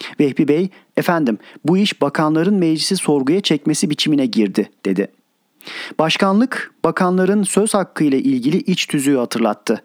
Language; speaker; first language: Turkish; native; Turkish